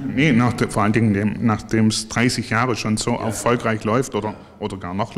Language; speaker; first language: German; native; German